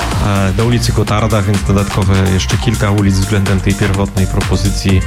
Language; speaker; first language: Polish; native; Polish